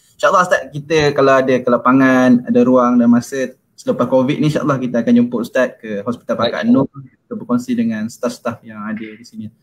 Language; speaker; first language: Malay; native; Malay